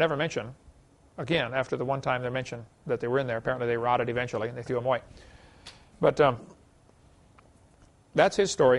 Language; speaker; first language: English; native; English